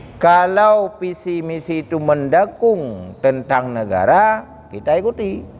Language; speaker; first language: Malay; non-native, local second language; Achinese